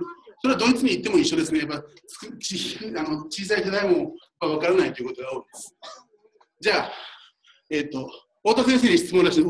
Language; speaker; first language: Japanese; native; Japanese